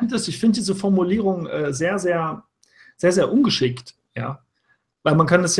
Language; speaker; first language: German; native; German